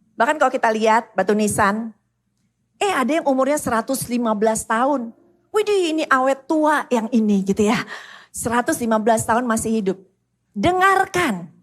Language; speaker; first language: Indonesian; native; Indonesian